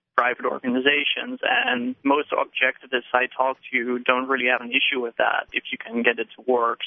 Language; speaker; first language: English; non-native, fluent; Dutch